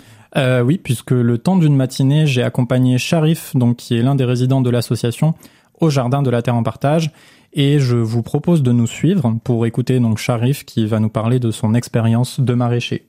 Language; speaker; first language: French; native; French